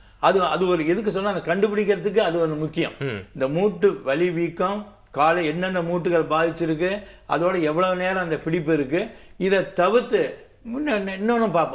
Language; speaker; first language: Tamil; native; Tamil